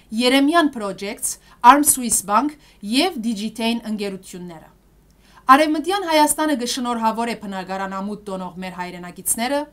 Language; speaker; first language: Armenian; early bilingual, heritage; Armenian